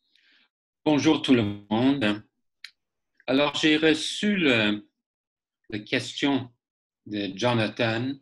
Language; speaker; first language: French; non-native, fluent; English